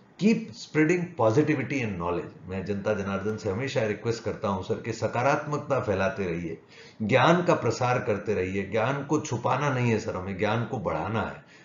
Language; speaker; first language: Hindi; native; Hindi